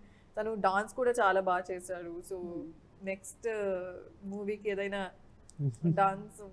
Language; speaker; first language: Telugu; non-native, fluent; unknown